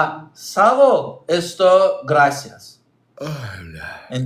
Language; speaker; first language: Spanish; non-native, learner; Azerbaijani